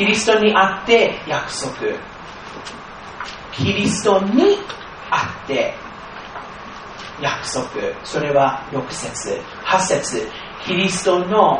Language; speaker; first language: Japanese; non-native, fluent; English